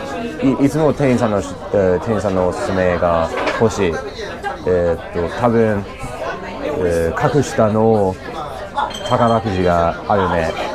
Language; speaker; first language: Japanese; non-native, learner; English